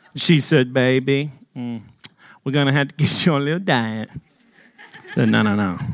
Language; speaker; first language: English; native; English